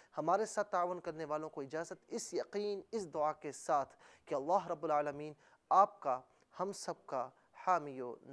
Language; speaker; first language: Urdu; native; Urdu